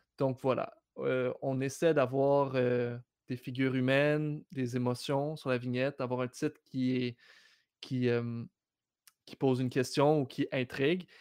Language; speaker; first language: French; native; French